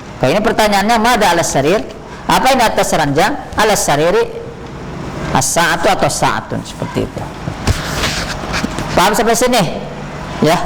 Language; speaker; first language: Indonesian; non-native, local second language; Sundanese